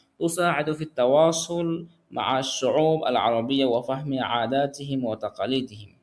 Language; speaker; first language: Arabic; non-native, fluent; Bangla